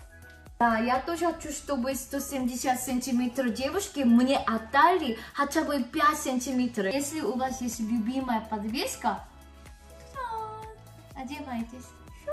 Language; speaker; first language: Russian; non-native, fluent; Korean